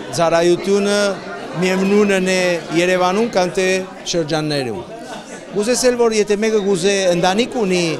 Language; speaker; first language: Armenian; early bilingual, heritage; Armenian